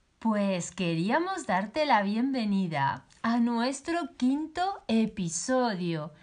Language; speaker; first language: Spanish; native; Spanish